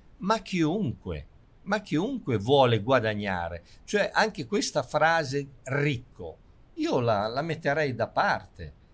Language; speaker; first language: Italian; native; Italian